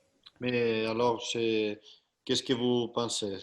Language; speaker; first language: French; non-native, fluent; Catalan